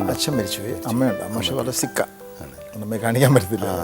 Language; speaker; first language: Malayalam; native; Malayalam